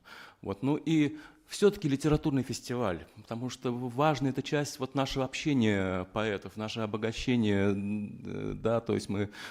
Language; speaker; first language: Russian; native; Russian